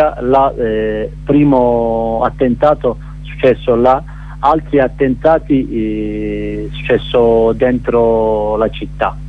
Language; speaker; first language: Italian; non-native, learner; Kurdish